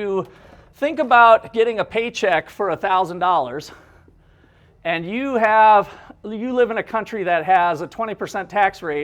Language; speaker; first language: English; native; English